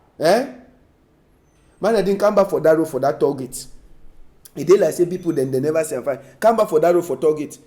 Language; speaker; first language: Nigerian Pidgin; native; Nigerian Pidgin